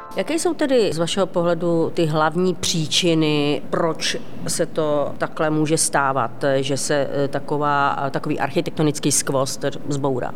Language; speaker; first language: Czech; native; Czech